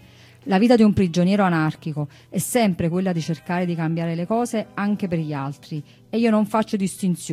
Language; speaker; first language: Italian; native; Italian